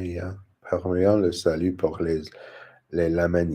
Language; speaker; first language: French; non-native, learner; English